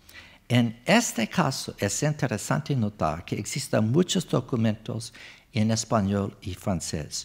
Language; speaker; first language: Spanish; non-native, fluent; English